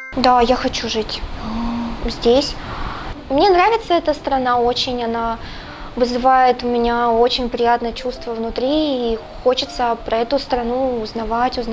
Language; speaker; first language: Russian; native; Russian